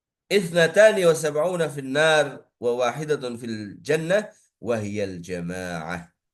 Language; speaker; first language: Arabic; non-native, fluent; Indonesian